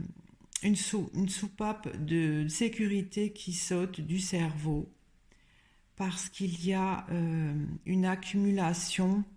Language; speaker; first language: French; native; French